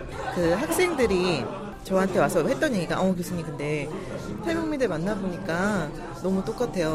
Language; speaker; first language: Korean; native; Korean